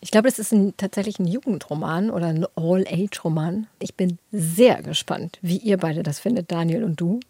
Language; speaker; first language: German; native; German